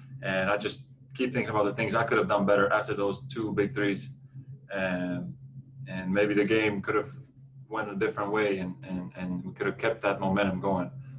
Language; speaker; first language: English; non-native, fluent; Latvian